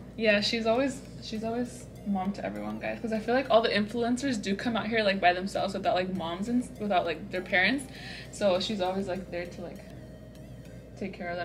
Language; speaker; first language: English; early bilingual, other home language; Spanish